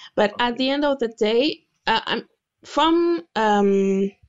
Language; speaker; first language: English; non-native, fluent; French